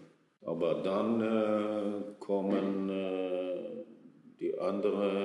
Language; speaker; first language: German; non-native, fluent; Hebrew